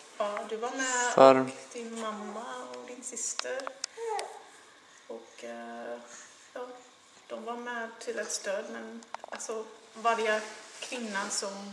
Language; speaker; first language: Swedish; non-native, fluent; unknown